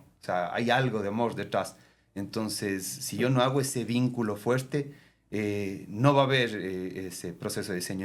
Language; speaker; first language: Spanish; native; Spanish